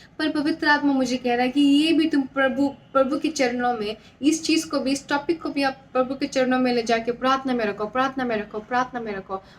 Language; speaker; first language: Hindi; non-native, local second language; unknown